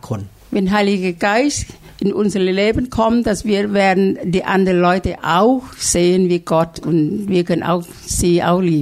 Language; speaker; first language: German; non-native, learner; Thai